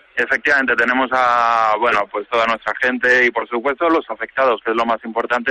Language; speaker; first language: Spanish; native; Spanish